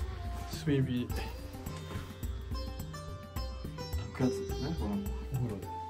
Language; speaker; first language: Japanese; native; Japanese